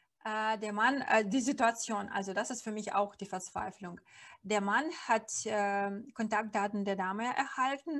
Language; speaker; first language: German; non-native, fluent; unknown